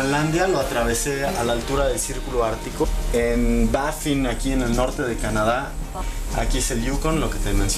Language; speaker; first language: Spanish; native; Spanish